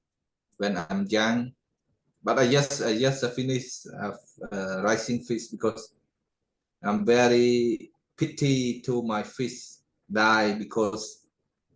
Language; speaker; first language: English; non-native, learner; Khmer